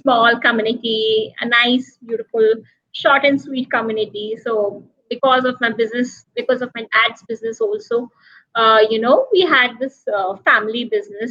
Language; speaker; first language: English; non-native, local second language; Hindi